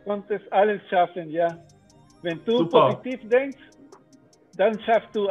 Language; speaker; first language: German; non-native, learner; Spanish